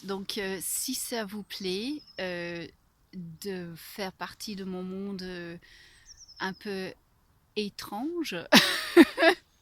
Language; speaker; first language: French; non-native, fluent; English